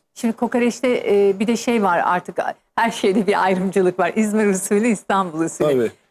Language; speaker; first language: Turkish; native; Turkish